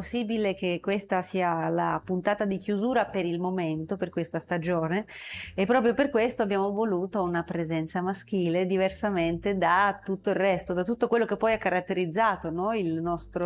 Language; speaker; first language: Italian; native; Italian